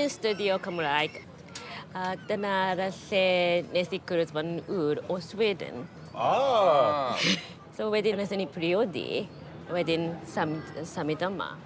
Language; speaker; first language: Welsh; non-native, fluent; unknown